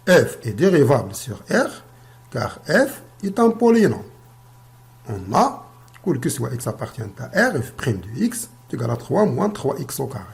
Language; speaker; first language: French; non-native, local second language; Arabic